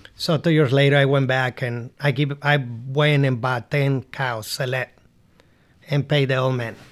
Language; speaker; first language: English; non-native, learner; Spanish